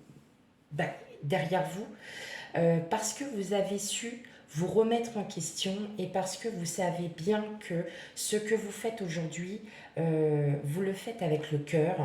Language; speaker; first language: French; native; French